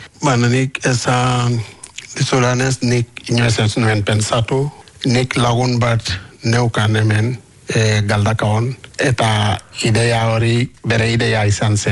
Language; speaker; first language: Basque; non-native, learner; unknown